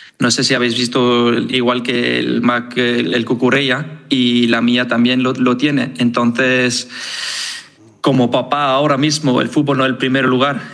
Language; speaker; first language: Spanish; non-native, fluent; Danish